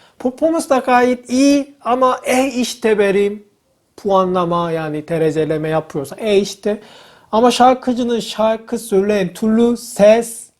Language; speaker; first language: Turkish; non-native, fluent; Korean